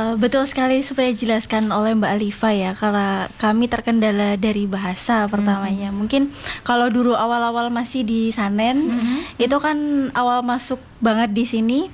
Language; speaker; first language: Indonesian; native; Indonesian